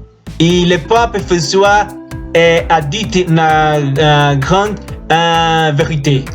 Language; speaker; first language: French; non-native, learner; Spanish